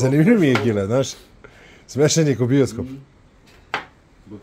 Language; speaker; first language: Croatian; native; Croatian